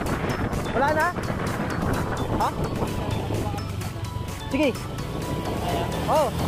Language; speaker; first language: Filipino; native; Filipino